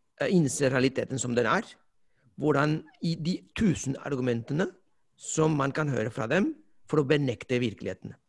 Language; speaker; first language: Norwegian; non-native, fluent; Spanish